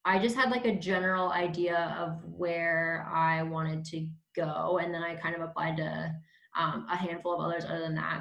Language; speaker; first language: English; native; English